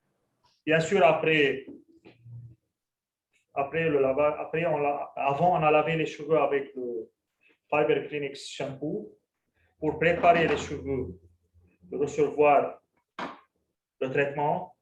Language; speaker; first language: French; non-native, local second language; Arabic